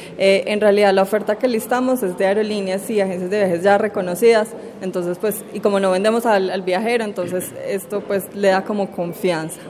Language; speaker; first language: Spanish; native; Spanish